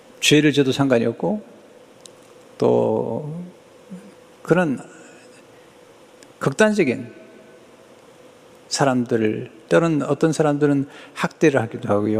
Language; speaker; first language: Korean; native; Korean